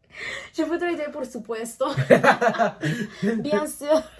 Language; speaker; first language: French; non-native, learner; English